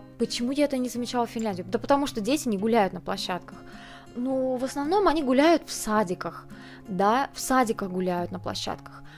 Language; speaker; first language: Russian; early bilingual, heritage; Russian